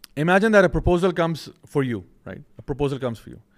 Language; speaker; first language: English; non-native, local second language; Urdu